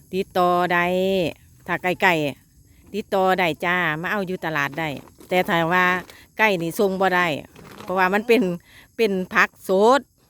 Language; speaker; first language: Thai; native; Thai